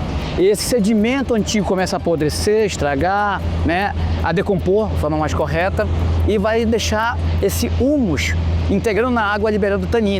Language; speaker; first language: Portuguese; native; Portuguese